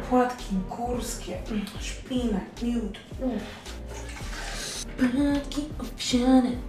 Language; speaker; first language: Polish; native; Polish